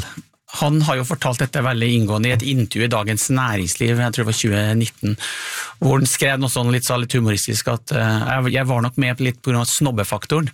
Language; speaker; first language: Norwegian; native; Norwegian